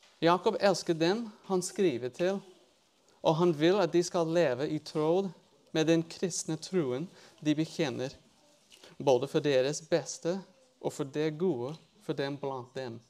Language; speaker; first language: Norwegian; non-native, fluent; English